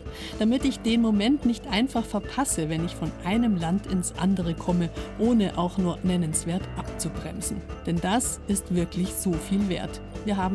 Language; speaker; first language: German; native; German